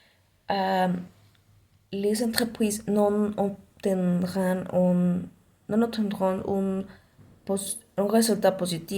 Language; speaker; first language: French; non-native, learner; Spanish